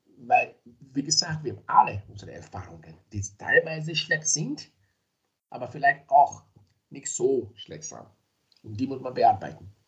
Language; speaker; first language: German; non-native, fluent; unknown